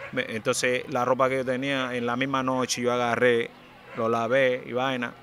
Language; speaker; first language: Spanish; non-native, fluent; Haitian Creole